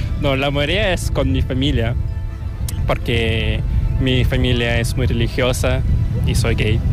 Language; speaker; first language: Spanish; non-native, fluent; Korean